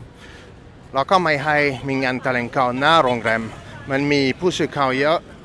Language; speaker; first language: Thai; non-native, fluent; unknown